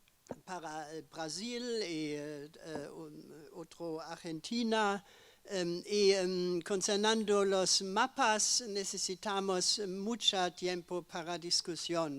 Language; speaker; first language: Spanish; non-native, learner; German